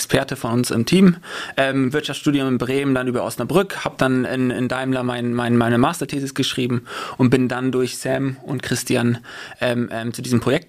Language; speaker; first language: German; native; German